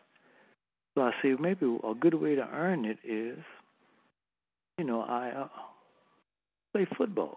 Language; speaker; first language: English; native; English